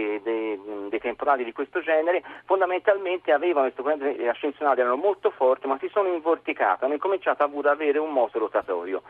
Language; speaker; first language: Italian; native; Italian